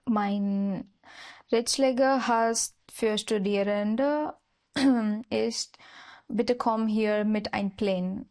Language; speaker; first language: German; non-native, learner; Marathi